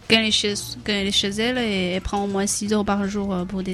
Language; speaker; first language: French; non-native, learner; Chinese